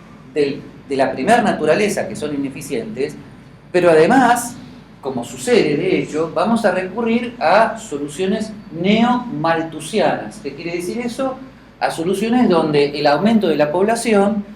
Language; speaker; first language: Spanish; native; Spanish